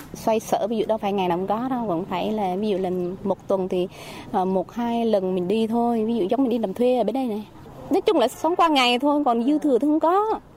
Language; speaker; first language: Vietnamese; non-native, local second language; Jarai